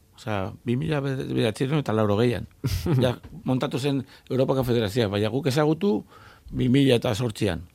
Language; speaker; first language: Basque; non-native, local second language; Spanish